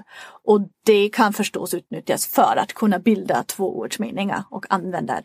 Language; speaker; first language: Swedish; non-native, fluent; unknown